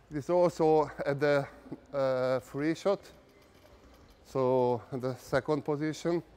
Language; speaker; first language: English; non-native, learner; Hungarian